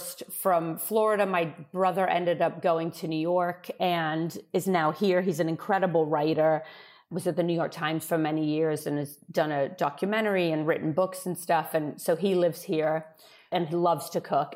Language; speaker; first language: English; native; English